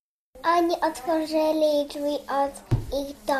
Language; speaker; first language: Polish; early bilingual, heritage; English